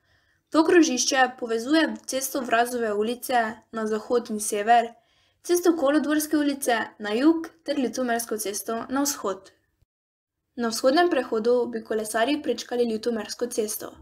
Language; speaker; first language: Slovenian; native; Slovenian